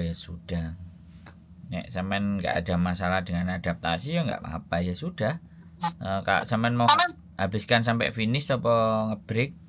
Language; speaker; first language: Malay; non-native, local second language; Javanese